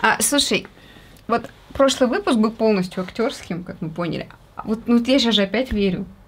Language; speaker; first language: Russian; native; Russian